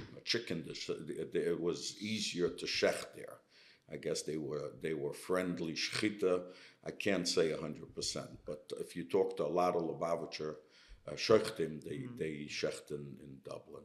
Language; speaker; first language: English; early bilingual, other home language; Yiddish